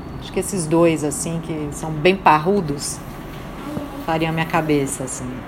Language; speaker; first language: Portuguese; native; Portuguese